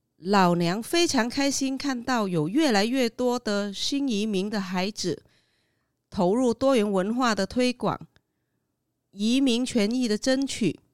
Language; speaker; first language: Chinese; non-native, fluent; Vietnamese